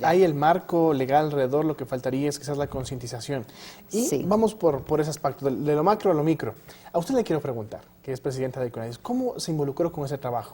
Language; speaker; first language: Spanish; native; Spanish